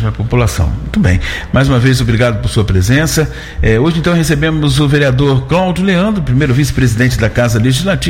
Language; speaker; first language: Portuguese; native; Portuguese